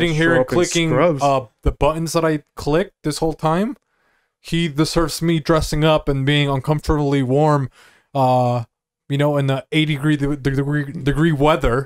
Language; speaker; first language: English; native; English